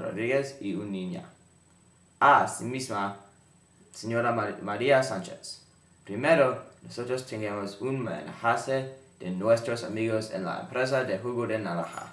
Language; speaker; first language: Spanish; non-native, learner; English